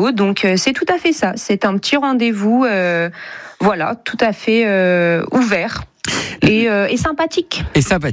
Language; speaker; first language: French; native; French